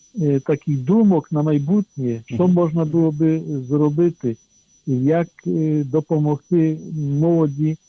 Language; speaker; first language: Ukrainian; non-native, fluent; Polish